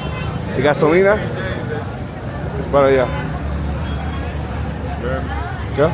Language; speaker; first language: Spanish; non-native, learner; English